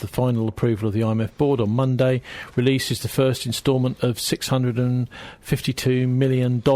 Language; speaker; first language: English; native; English